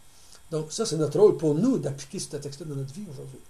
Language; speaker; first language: French; native; French